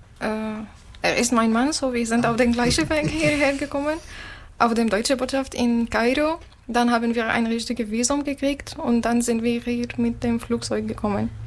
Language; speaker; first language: German; non-native, learner; Arabic